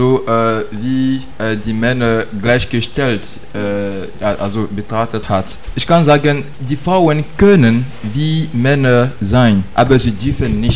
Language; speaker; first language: German; non-native, learner; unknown